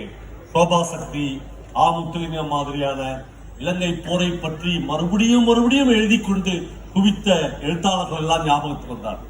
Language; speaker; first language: Tamil; native; Tamil